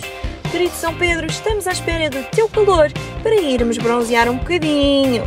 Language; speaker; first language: Portuguese; native; Portuguese